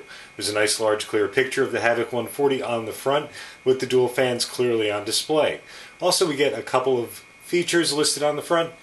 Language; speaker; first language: English; native; English